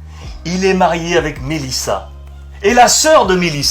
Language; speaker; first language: French; native; French